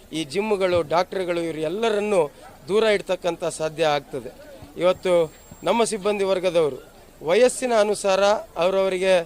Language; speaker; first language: Kannada; native; Kannada